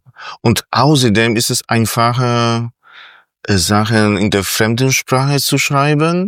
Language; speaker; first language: German; non-native, fluent; Polish